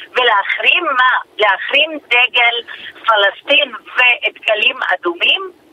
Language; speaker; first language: Hebrew; non-native, local second language; Arabic